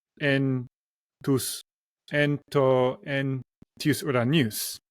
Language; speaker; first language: Greek; non-native, learner; English